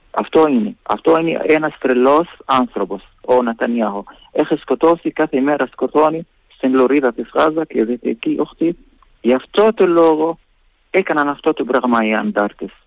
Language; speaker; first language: Greek; non-native, learner; Arabic